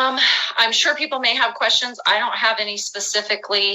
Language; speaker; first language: English; native; English